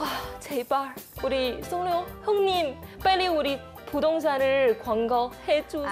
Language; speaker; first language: Korean; non-native, fluent; Chinese